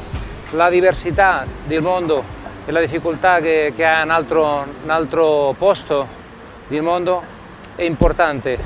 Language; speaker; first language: Italian; non-native, learner; Spanish